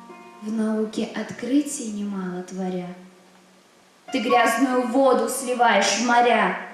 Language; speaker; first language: Russian; native; Russian